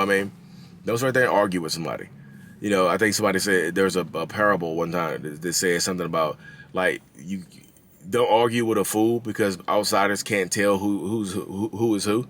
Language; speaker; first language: English; native; English